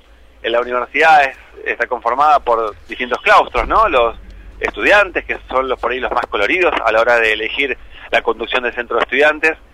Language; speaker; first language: Spanish; native; Spanish